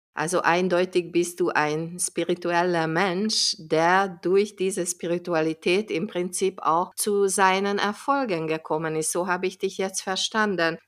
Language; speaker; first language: German; non-native, fluent; Hungarian